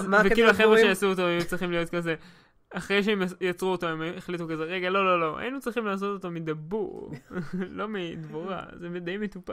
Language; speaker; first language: Hebrew; native; Hebrew